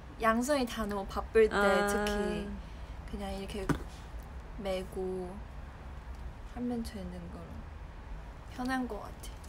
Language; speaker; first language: Korean; non-native, fluent; Chinese